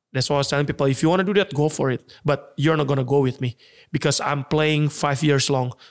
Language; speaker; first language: English; non-native, fluent; Indonesian